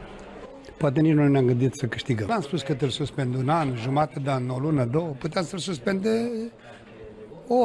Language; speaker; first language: Romanian; native; Romanian